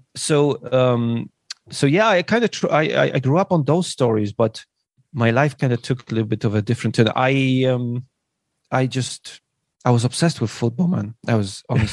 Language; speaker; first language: English; non-native, fluent; Polish